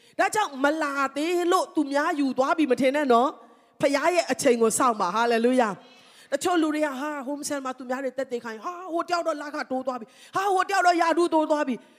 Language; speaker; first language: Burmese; non-native, local second language; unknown